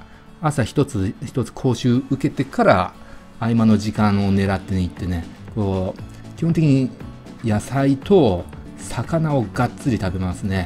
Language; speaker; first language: Japanese; native; Japanese